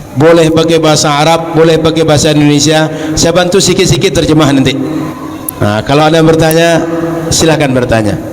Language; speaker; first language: Malay; native; Malay